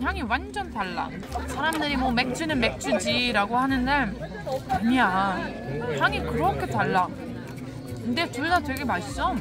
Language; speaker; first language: Korean; non-native, fluent; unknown